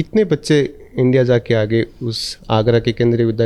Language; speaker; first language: Hindi; native; Hindi